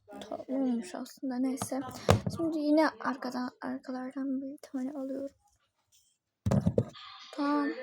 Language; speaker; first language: Turkish; native; Turkish